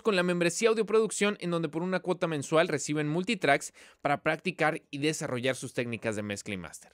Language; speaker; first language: Spanish; native; Spanish